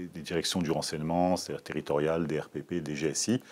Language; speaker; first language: French; native; French